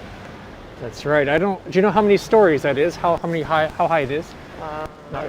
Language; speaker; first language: English; non-native, fluent; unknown